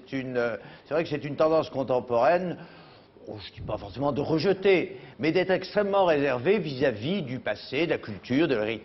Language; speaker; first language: French; native; French